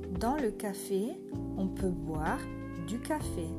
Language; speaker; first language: French; non-native, fluent; German